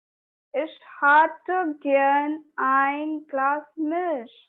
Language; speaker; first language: German; non-native, learner; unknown